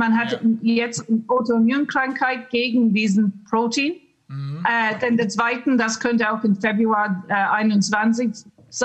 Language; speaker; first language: German; non-native, learner; English